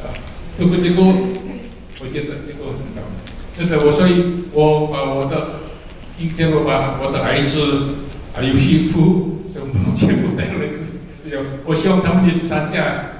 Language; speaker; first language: Chinese; early bilingual, heritage; Chinese